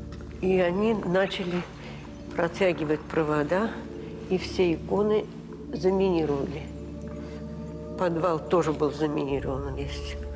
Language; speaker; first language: Russian; native; Russian